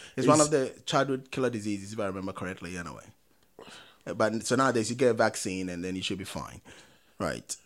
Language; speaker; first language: English; non-native, local second language; Akan